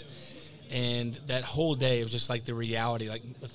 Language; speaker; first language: English; native; English